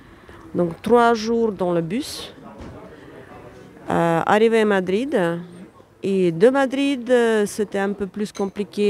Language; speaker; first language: French; non-native, fluent; Ukrainian